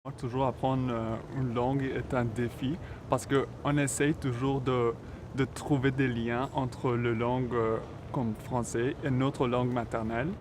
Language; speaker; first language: French; non-native, fluent; Persian